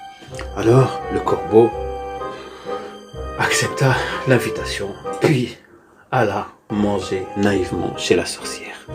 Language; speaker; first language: French; native; French